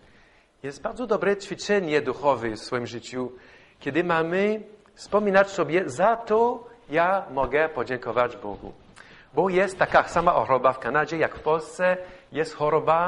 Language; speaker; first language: Polish; non-native, fluent; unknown